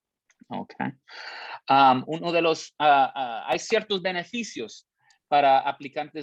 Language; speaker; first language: Spanish; early bilingual, heritage; Spanish